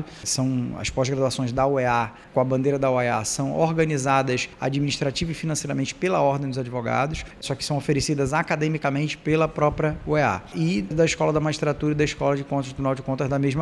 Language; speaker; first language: Portuguese; native; Portuguese